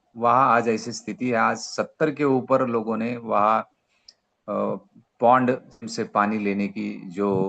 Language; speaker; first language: Hindi; non-native, local second language; Marathi